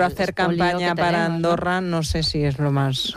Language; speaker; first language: Spanish; native; Spanish